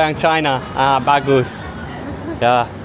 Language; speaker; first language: Indonesian; non-native, learner; English